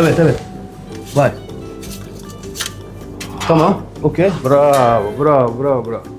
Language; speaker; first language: Turkish; non-native, learner; French